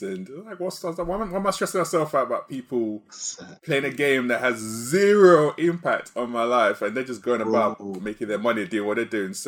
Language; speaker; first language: English; non-native, local second language; Yoruba